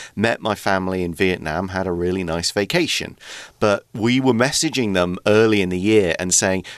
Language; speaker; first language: English; native; English